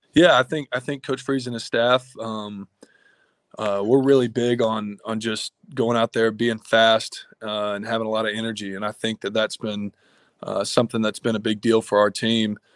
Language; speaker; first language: English; native; English